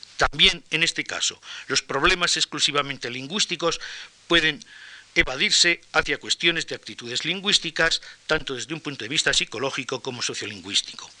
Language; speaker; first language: Spanish; native; Spanish